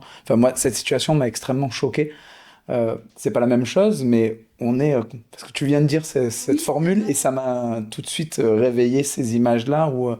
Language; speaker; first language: French; native; French